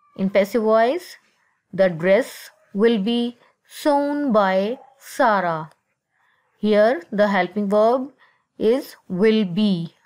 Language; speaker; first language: English; non-native, local second language; Urdu